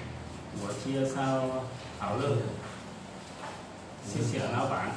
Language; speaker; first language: Chinese; non-native, learner; Vietnamese